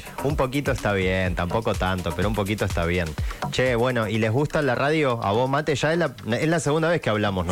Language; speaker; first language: Spanish; native; Spanish